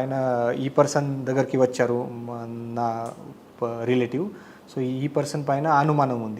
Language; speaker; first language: Telugu; non-native, fluent; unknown